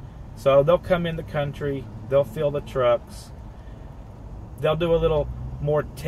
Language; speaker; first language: English; native; English